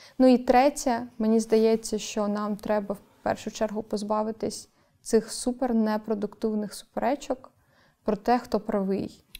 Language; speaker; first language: Ukrainian; non-native, local second language; Crimean Tatar